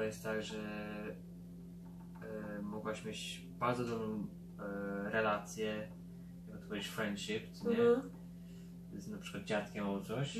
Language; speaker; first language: Polish; early bilingual, heritage; Polish